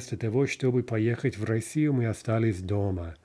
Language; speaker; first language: Russian; non-native, fluent; English